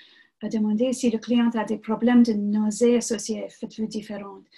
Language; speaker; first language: French; non-native, learner; English